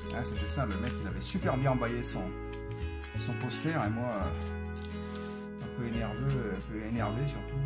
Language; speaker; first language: French; native; French